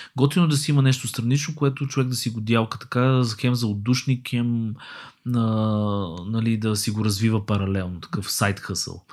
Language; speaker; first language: Bulgarian; native; Bulgarian